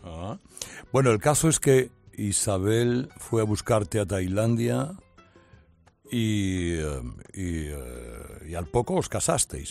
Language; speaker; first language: Spanish; native; Spanish